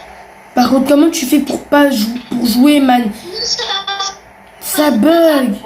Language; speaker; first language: French; native; French